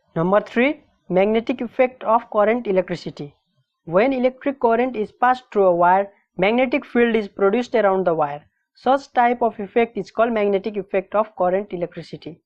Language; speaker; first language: English; non-native, local second language; Nepali